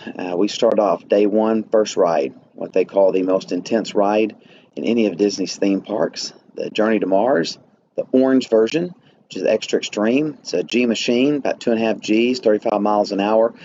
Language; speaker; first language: English; native; English